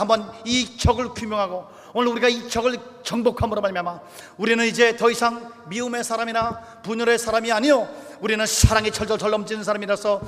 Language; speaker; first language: Korean; native; Korean